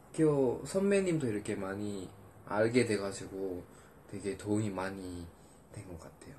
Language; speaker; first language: Korean; non-native, fluent; Indonesian